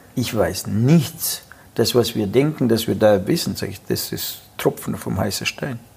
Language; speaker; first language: German; non-native, fluent; Russian